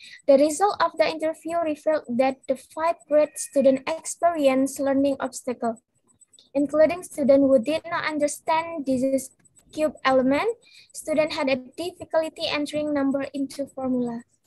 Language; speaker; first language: English; non-native, learner; Indonesian